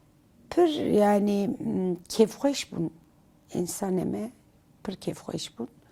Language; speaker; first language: Kurdish; non-native, local second language; Turkish